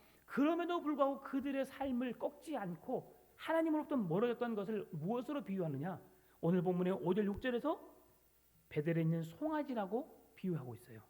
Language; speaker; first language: Korean; native; Korean